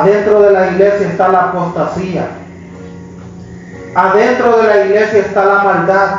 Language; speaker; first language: Spanish; native; Spanish